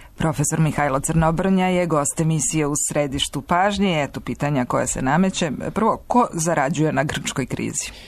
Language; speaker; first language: Serbian; native; Serbian